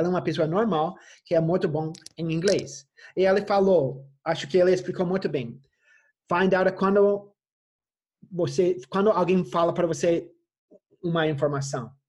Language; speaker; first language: Portuguese; non-native, fluent; English